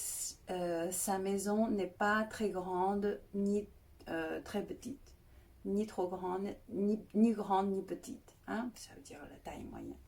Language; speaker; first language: French; non-native, fluent; Chinese